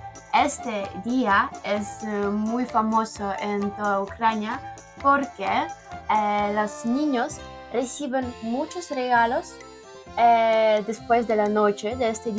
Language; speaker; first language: Spanish; non-native, learner; Ukrainian